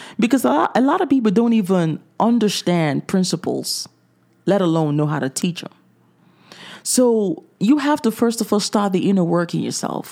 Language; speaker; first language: English; native; English